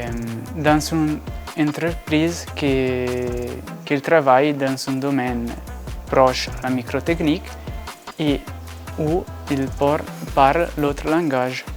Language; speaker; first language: French; non-native, local second language; Italian